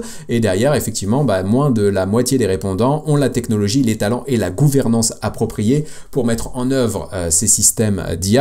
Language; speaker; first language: French; native; French